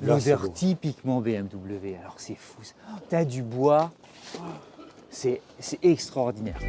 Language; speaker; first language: French; native; French